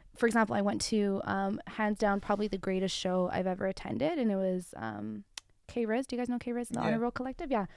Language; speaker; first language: English; early bilingual, other home language; Tigrinya